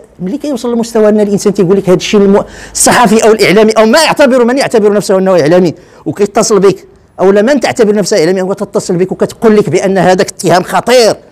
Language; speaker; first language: Arabic; native; Arabic